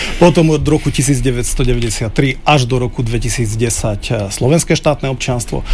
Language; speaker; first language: Slovak; non-native, local second language; Hungarian